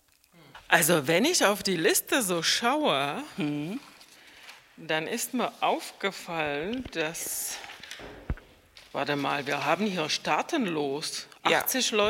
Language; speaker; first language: German; non-native, fluent; Czech